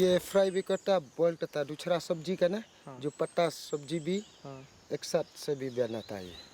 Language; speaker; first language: Hindi; non-native, local second language; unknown